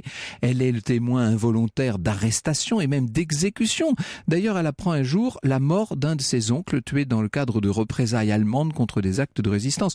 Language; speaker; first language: French; native; French